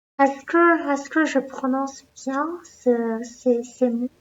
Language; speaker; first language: French; non-native, learner; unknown